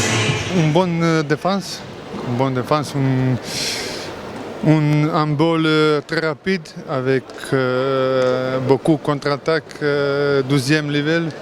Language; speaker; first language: French; non-native, learner; Croatian